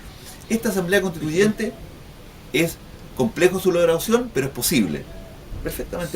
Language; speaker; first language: Spanish; native; Spanish